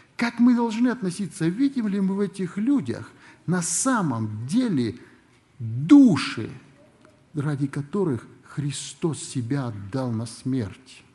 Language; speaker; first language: Russian; native; Russian